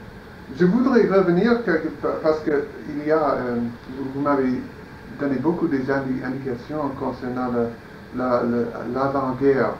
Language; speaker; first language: French; non-native, fluent; English